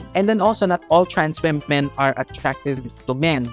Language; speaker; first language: English; non-native, local second language; Filipino